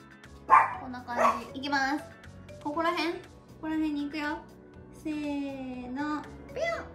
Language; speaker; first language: Japanese; native; Japanese